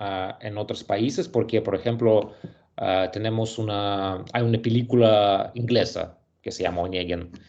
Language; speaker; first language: Spanish; non-native, learner; Russian